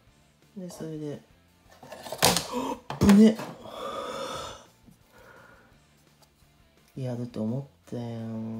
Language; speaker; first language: Japanese; native; Japanese